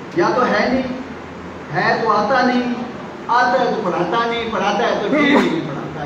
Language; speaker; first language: Urdu; non-native, local second language; Punjabi